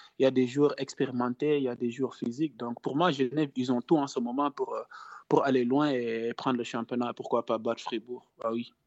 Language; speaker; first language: French; non-native, local second language; Wolof